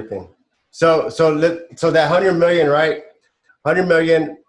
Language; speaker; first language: English; native; English